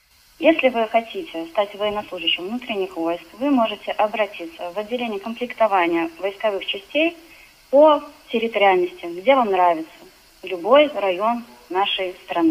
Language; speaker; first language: Russian; native; Russian